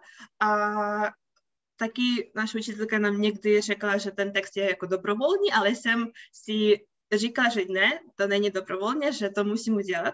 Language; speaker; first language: Czech; non-native, fluent; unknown